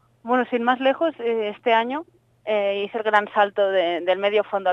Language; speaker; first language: Spanish; native; Spanish